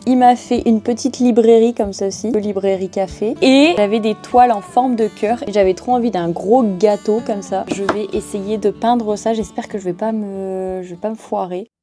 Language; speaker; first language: French; native; French